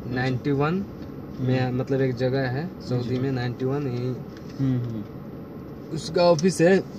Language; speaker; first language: Hindi; native; Hindi